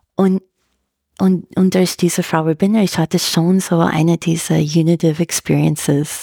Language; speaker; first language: German; non-native, fluent; English